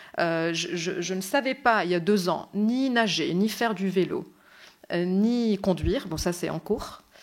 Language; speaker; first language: French; non-native, local second language; Arabic